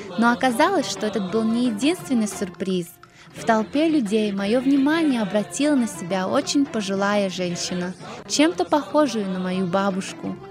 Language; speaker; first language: Russian; early bilingual, heritage; Russian